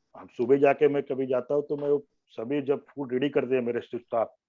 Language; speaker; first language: Hindi; non-native, local second language; Marathi